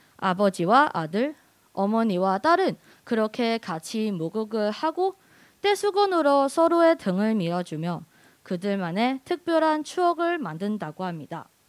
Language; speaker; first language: Korean; non-native, fluent; Cantonese